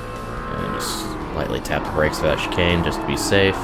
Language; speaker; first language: English; native; English